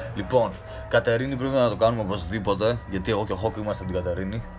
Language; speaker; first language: Greek; early bilingual, other home language; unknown